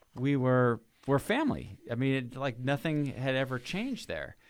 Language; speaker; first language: English; native; English